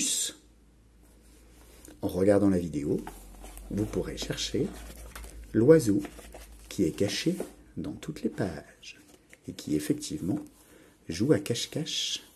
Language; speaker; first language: French; native; French